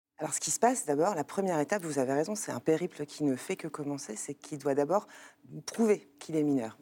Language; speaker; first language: French; native; French